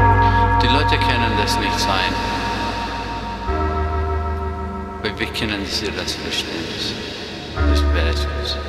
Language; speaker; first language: German; non-native, learner; English